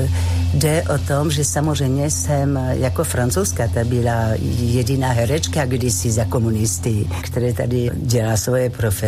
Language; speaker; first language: Czech; non-native, fluent; French